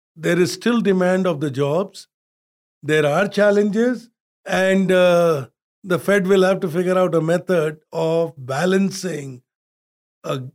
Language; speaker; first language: English; non-native, local second language; Hindi